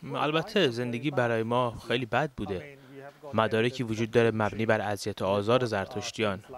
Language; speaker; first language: Persian; early bilingual, heritage; Arabic